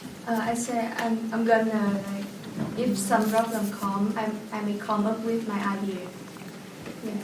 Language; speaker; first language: English; non-native, learner; Vietnamese